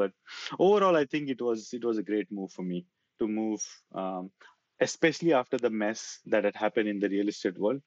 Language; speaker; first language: English; non-native, local second language; Marathi